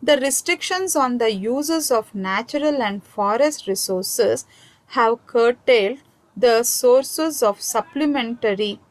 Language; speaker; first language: English; non-native, local second language; Kannada